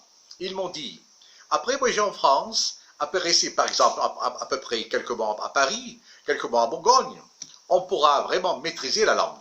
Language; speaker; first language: French; non-native, local second language; Arabic